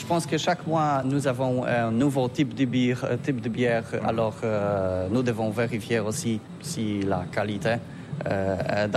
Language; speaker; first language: French; non-native, learner; Polish